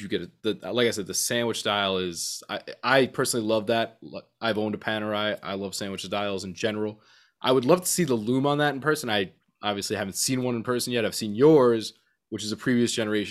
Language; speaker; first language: English; native; English